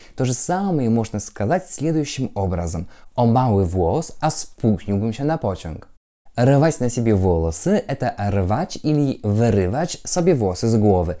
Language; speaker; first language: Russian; non-native, fluent; Polish